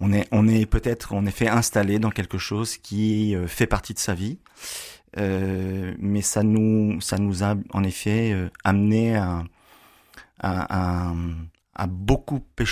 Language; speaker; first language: French; native; French